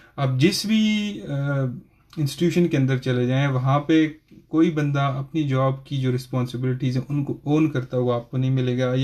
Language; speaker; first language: Urdu; non-native, local second language; Punjabi